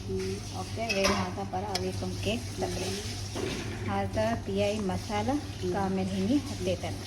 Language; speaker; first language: Arabic; non-native, learner; Urdu